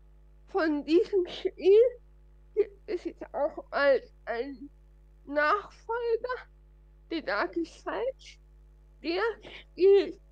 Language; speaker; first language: German; non-native, fluent; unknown